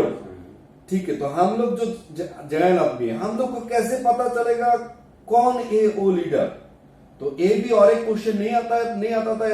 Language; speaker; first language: Hindi; non-native, learner; Bangla